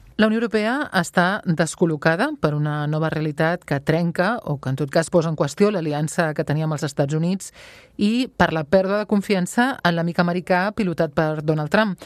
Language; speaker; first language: Catalan; native; Catalan